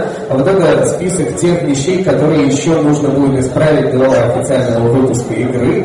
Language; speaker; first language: Russian; native; Russian